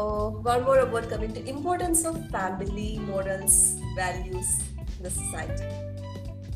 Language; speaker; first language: English; non-native, local second language; Telugu